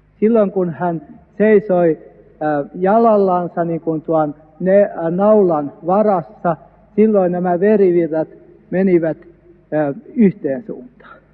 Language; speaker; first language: Finnish; non-native, local second language; Swedish